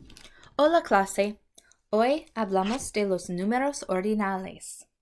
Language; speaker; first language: Spanish; non-native, fluent; English